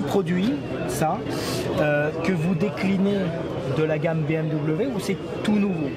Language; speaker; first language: French; native; French